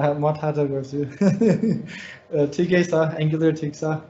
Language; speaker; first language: Nepali; non-native, fluent; English